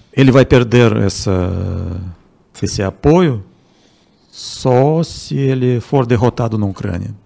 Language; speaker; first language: Portuguese; non-native, fluent; Russian